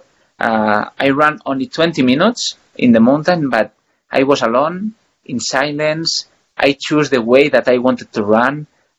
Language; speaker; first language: English; non-native, fluent; Spanish